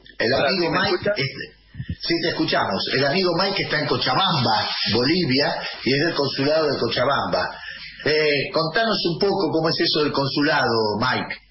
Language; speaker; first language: Spanish; native; Spanish